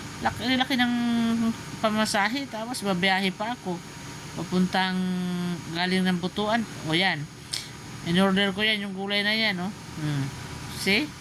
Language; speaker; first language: Filipino; non-native, local second language; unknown